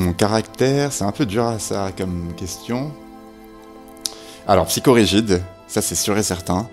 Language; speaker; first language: French; native; French